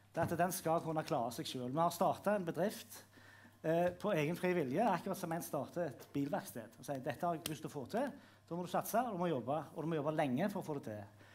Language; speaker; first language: Norwegian; native; Norwegian